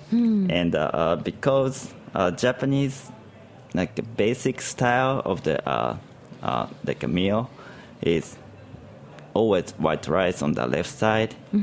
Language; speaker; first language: English; non-native, learner; Japanese